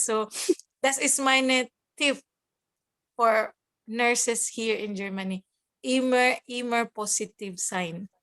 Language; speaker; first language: German; non-native, learner; Cebuano